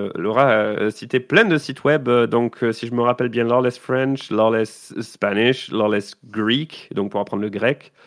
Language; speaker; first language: English; non-native, fluent; French